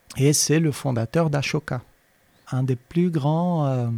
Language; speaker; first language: French; non-native, fluent; Portuguese